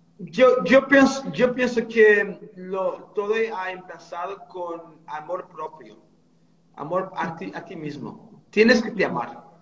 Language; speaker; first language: Spanish; non-native, fluent; Portuguese